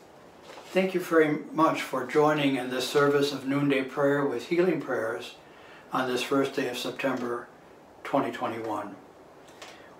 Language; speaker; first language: English; native; English